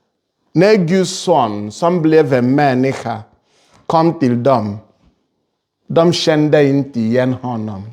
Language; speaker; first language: Swedish; non-native, fluent; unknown